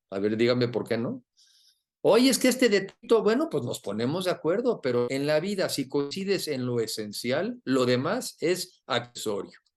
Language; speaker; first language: Spanish; native; Spanish